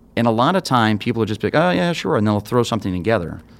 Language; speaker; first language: English; native; English